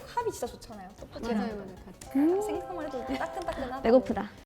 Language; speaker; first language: Korean; native; Korean